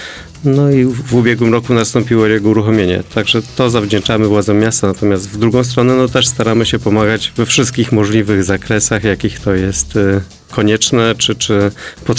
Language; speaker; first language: Polish; native; Polish